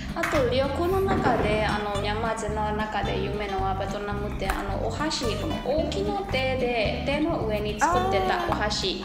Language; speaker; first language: Japanese; non-native, fluent; Burmese